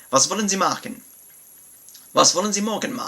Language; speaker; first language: German; non-native, learner; English